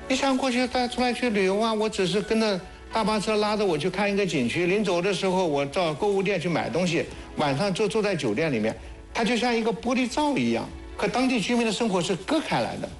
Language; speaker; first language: Chinese; native; Chinese